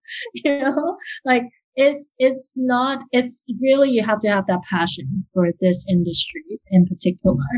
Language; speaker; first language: English; early bilingual, other home language; Chinese